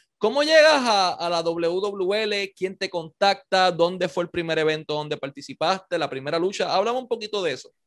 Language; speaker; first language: Spanish; native; Spanish